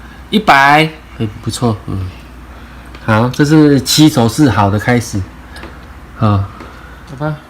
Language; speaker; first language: Chinese; native; Chinese